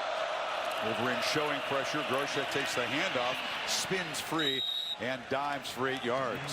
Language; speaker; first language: English; native; English